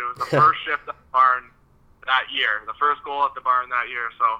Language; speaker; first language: English; non-native, fluent; French